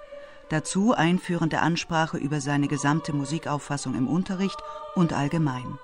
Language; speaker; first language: German; native; German